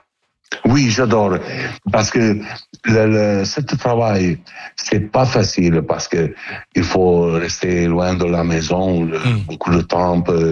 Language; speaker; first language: French; non-native, learner; Italian